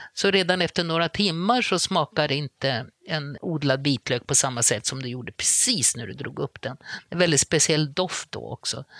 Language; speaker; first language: Swedish; native; Swedish